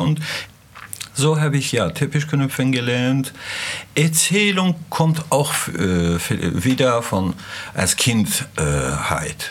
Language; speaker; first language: German; non-native, fluent; Azerbaijani